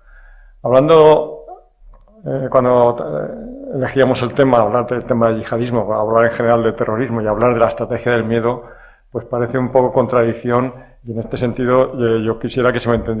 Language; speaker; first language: Spanish; native; Spanish